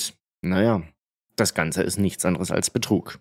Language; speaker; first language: German; native; German